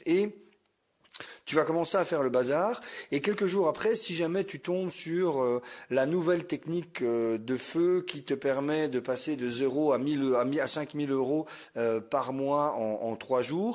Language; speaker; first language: French; native; French